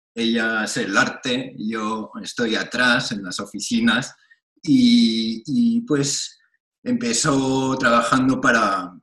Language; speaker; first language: Spanish; non-native, fluent; French